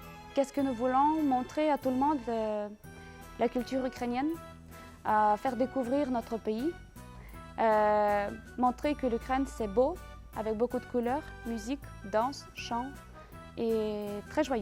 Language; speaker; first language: French; non-native, local second language; Ukrainian